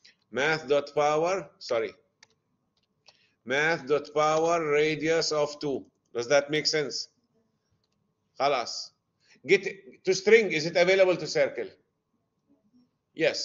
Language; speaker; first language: English; non-native, fluent; Arabic